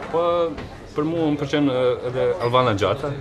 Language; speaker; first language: Albanian; non-native, fluent; Croatian